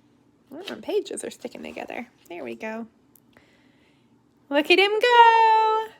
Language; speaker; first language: English; native; English